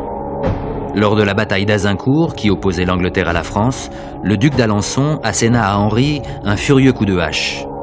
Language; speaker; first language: French; native; French